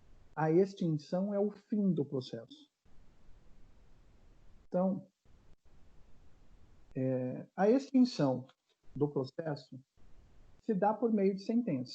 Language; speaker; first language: Portuguese; native; Portuguese